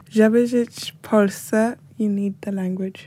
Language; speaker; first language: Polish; non-native, learner; Shona